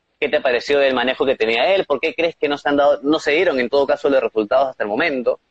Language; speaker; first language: Spanish; native; Spanish